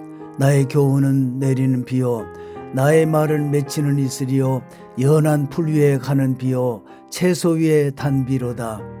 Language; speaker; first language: Korean; native; Korean